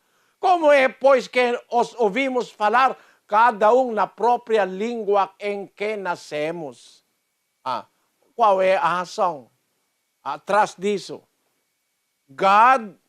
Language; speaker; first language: Portuguese; non-native, learner; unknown